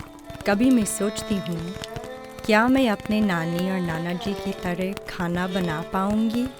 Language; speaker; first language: Hindi; early bilingual, heritage; English